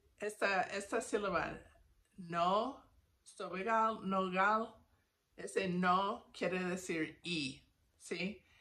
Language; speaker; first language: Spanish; non-native, fluent; English